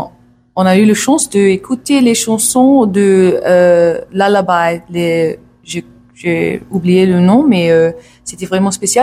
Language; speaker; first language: French; non-native, learner; English